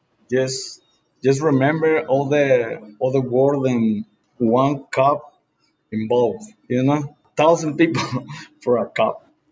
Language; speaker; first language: English; non-native, learner; Spanish